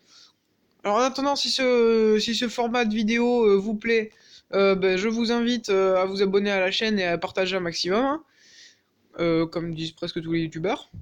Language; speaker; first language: French; native; French